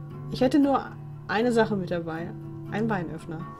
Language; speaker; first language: German; native; German